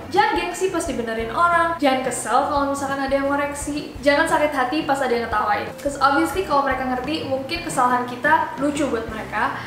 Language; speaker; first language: Indonesian; native; Indonesian